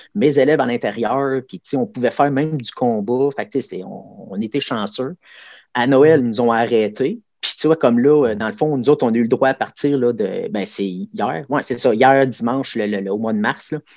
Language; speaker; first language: French; native; French